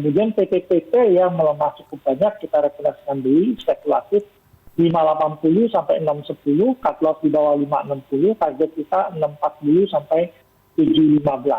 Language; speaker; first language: Indonesian; native; Indonesian